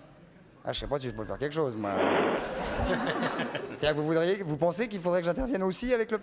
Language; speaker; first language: French; native; French